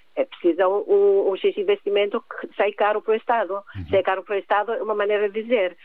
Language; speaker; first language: Portuguese; non-native, fluent; Greek